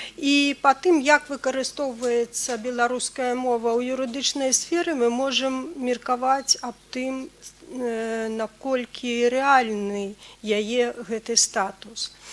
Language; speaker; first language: Belarusian; native; Belarusian